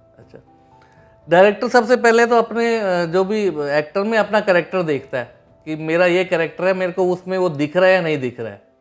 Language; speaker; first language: Hindi; native; Hindi